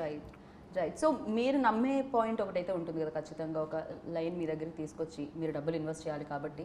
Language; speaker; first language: Telugu; native; Telugu